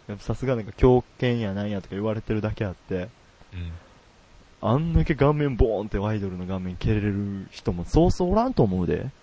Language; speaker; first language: Japanese; native; Japanese